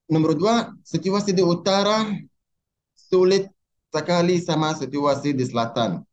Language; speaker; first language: Indonesian; non-native, learner; Arabic